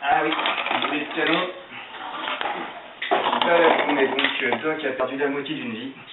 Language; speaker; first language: French; native; French